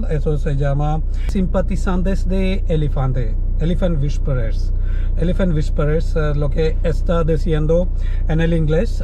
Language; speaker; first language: Spanish; non-native, learner; Malayalam